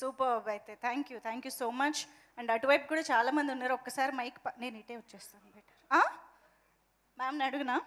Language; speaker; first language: Telugu; native; Telugu